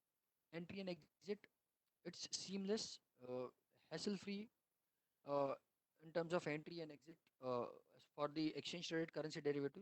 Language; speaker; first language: English; non-native, local second language; Hindi